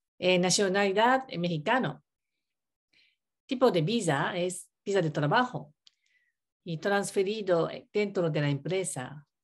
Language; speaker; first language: Spanish; non-native, learner; Japanese